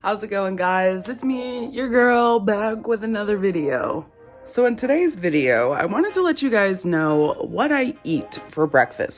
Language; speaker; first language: English; native; English